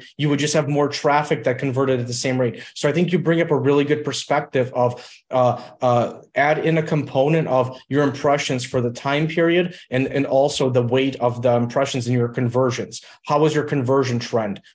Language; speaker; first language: English; early bilingual, other home language; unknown